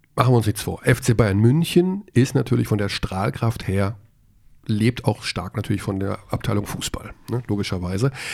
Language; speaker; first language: German; native; German